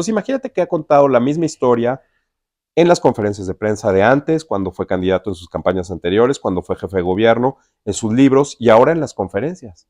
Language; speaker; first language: Spanish; native; Spanish